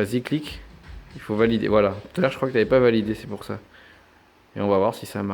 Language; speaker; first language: French; native; French